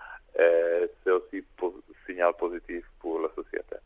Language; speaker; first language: French; non-native, fluent; Czech